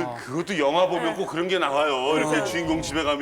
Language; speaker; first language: Korean; native; Korean